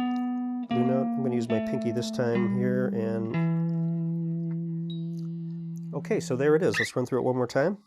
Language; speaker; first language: English; native; English